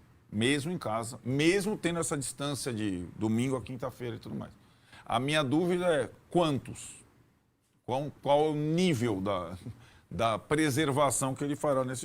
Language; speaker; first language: Portuguese; native; Portuguese